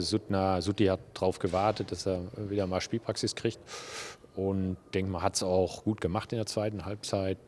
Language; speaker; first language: German; native; German